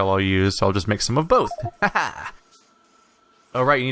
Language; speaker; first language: English; native; English